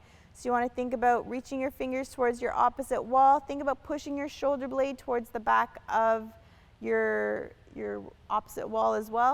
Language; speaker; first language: English; native; English